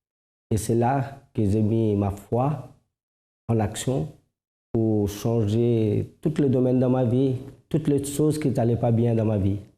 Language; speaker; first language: French; non-native, fluent; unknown